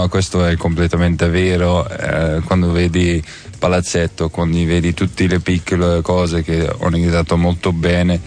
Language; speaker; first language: Italian; non-native, learner; Dutch